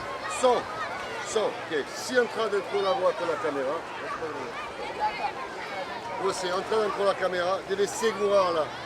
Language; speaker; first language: Portuguese; non-native, learner; French